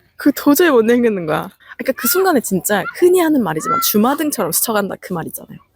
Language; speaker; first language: Korean; native; Korean